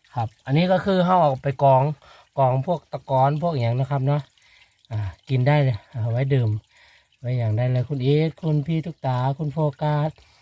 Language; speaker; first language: Thai; non-native, local second language; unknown